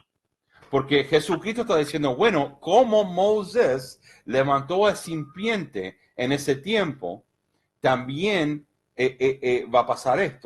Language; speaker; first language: Spanish; early bilingual, heritage; Spanish